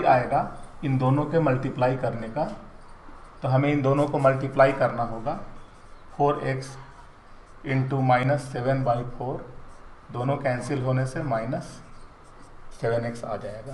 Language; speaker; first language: Hindi; native; Hindi